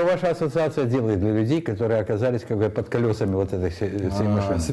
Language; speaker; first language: Russian; native; Russian